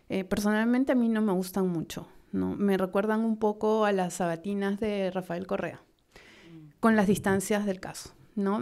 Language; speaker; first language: Spanish; native; Spanish